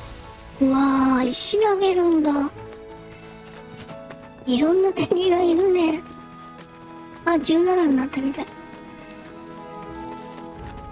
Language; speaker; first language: Japanese; native; Japanese